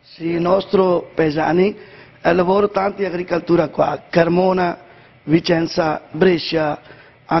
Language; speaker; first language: Italian; non-native, learner; Punjabi